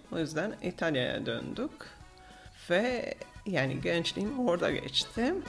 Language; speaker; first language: Turkish; non-native, fluent; Italian